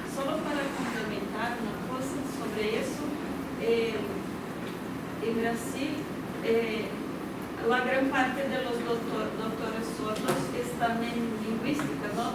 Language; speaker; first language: Spanish; non-native, fluent; Portuguese